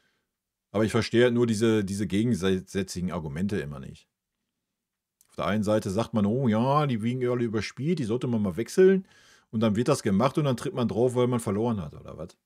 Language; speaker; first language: German; native; German